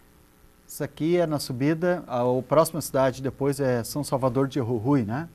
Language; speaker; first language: Portuguese; native; Portuguese